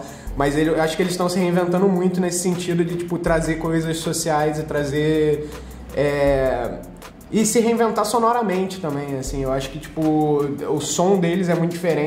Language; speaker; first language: Portuguese; native; Portuguese